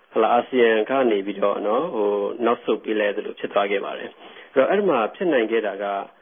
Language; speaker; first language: Burmese; native; Burmese